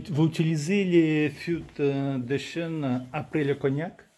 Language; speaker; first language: French; non-native, learner; Russian